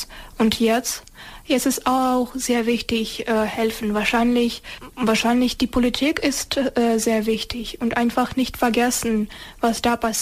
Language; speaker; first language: German; non-native, learner; Ukrainian